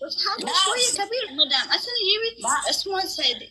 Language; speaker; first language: Arabic; non-native, learner; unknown